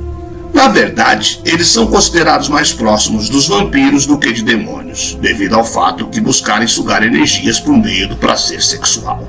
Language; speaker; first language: Portuguese; native; Portuguese